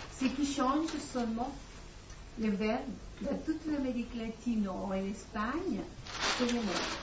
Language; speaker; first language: French; non-native, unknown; Spanish